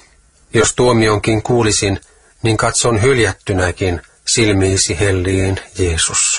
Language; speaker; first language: Finnish; native; Finnish